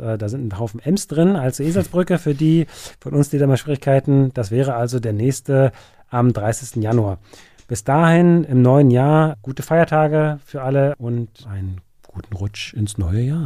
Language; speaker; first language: German; native; German